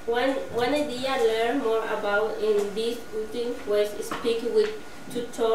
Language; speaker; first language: English; non-native, learner; Spanish